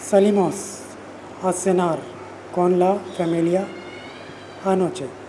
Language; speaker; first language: Spanish; non-native, learner; Urdu